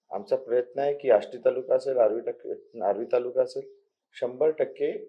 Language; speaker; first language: Marathi; native; Marathi